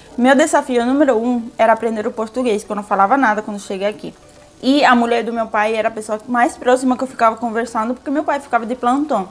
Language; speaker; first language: Portuguese; non-native, fluent; Spanish